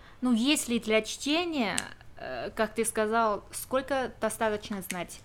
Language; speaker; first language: Russian; non-native, fluent; Chinese